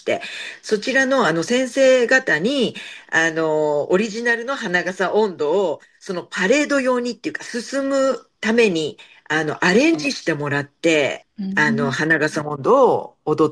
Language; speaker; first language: Japanese; native; Japanese